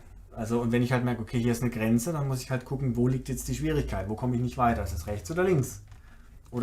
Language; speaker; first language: German; native; German